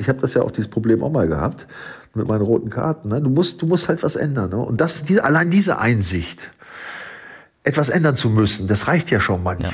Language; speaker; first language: German; native; German